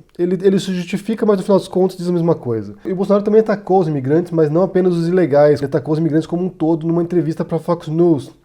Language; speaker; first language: Portuguese; native; Portuguese